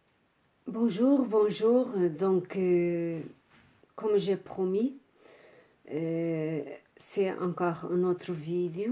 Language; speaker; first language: French; non-native, fluent; Portuguese